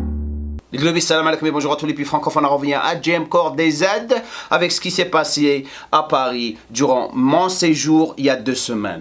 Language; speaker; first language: French; non-native, local second language; Arabic